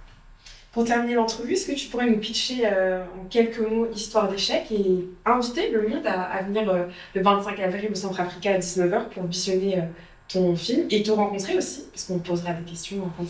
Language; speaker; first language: French; native; French